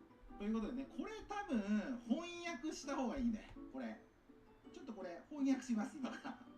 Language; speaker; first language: Japanese; native; Japanese